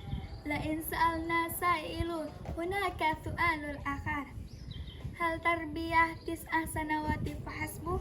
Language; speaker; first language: Arabic; non-native, learner; Indonesian